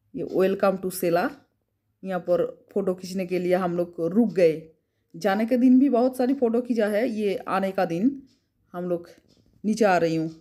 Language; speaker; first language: Hindi; non-native, local second language; Bangla